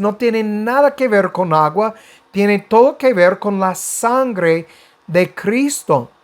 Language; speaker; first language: Spanish; non-native, fluent; English